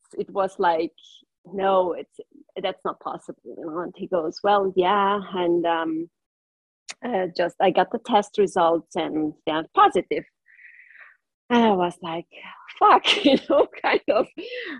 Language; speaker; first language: English; non-native, fluent; German